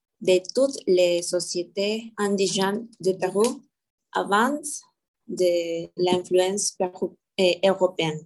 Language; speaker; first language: French; non-native, learner; Spanish